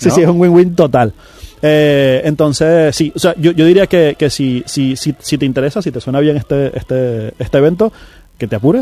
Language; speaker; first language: Spanish; native; Spanish